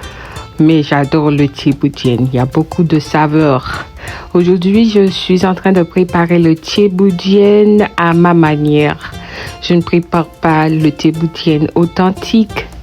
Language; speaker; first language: French; non-native, local second language; Haitian Creole